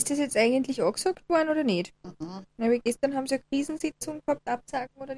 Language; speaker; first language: German; native; German